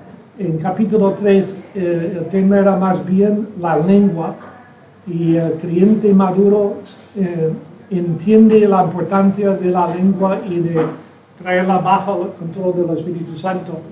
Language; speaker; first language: Spanish; non-native, fluent; English